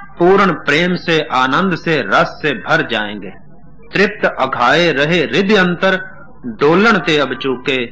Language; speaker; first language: Hindi; non-native, local second language; Punjabi